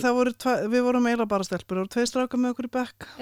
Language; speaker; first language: Icelandic; early bilingual, other home language; Russian